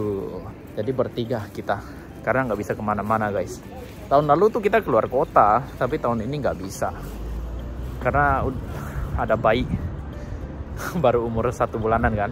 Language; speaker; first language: Indonesian; native; Indonesian